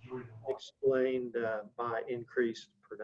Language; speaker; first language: English; native; English